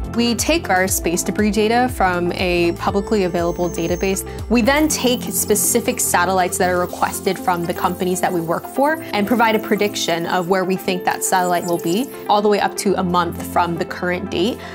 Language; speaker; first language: English; native; English